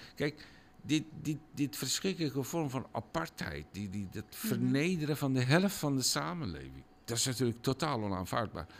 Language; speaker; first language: Dutch; non-native, fluent; Persian